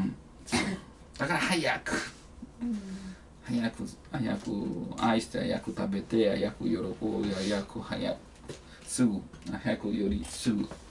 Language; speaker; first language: Japanese; non-native, learner; Italian